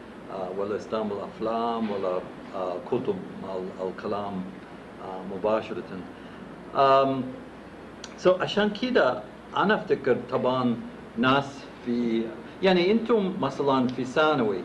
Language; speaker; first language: Arabic; non-native, fluent; English